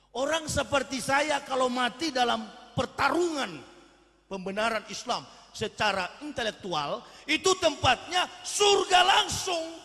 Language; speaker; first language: Indonesian; native; Indonesian